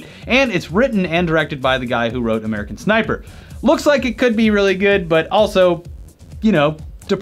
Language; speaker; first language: English; native; English